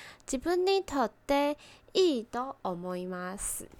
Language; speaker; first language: Japanese; non-native, learner; Chinese